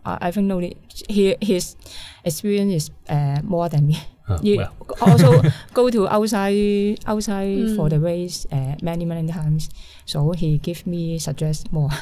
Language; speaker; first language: English; non-native, learner; Cantonese